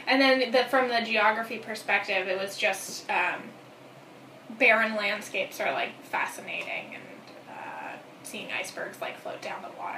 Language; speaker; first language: English; native; English